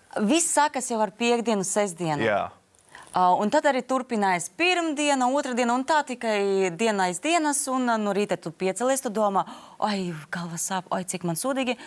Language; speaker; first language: Latvian; non-native, local second language; Russian